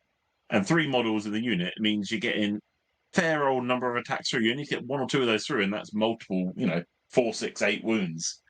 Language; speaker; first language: English; native; English